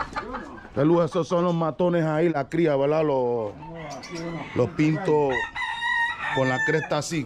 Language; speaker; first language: Spanish; non-native, fluent; English